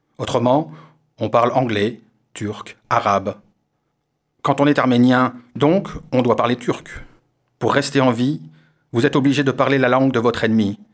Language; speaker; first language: French; non-native, learner; Armenian